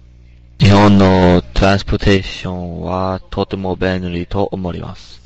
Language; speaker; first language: Japanese; non-native, learner; English